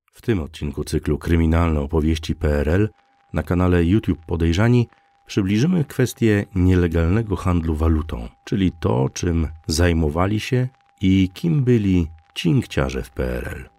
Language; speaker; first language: Polish; native; Polish